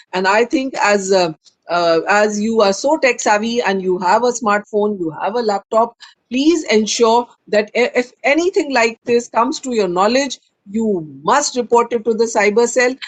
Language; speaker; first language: English; non-native, local second language; Hindi